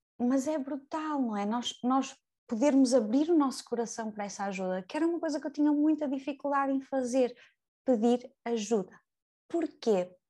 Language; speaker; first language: Portuguese; native; Portuguese